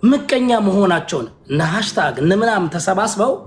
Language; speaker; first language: Amharic; early bilingual, other home language; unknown